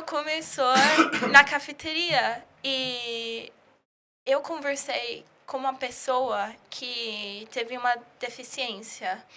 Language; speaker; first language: Portuguese; early bilingual, heritage; English